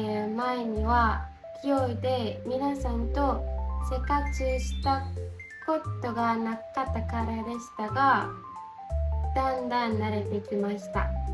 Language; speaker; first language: Japanese; non-native, learner; Indonesian